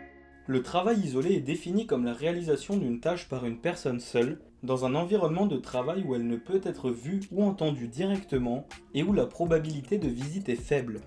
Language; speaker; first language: French; native; French